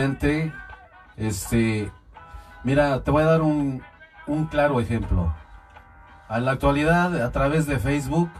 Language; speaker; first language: Spanish; native; Spanish